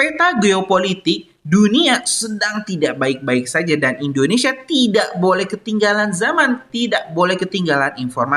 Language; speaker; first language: Indonesian; native; Indonesian